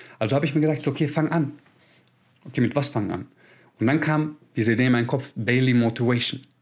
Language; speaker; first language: German; early bilingual, other home language; Croatian